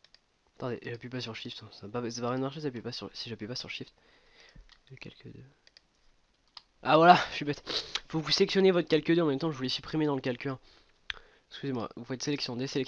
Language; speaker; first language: French; native; French